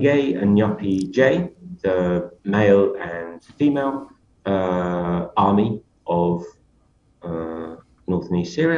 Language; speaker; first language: English; native; English